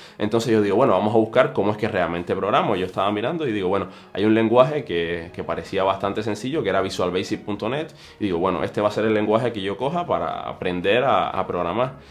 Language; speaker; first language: Spanish; native; Spanish